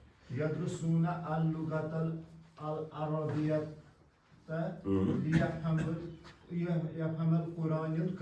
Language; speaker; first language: Arabic; non-native, learner; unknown